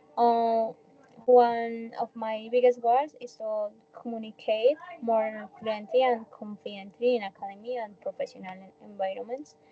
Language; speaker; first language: English; non-native, learner; Spanish